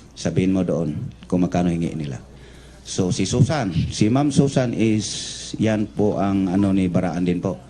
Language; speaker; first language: Filipino; non-native, local second language; Cebuano